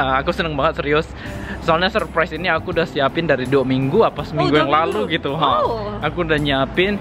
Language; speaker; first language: Indonesian; native; Indonesian